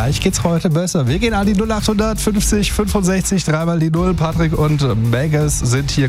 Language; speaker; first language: German; native; German